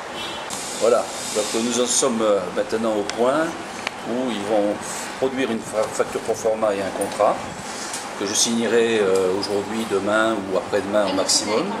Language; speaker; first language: French; native; French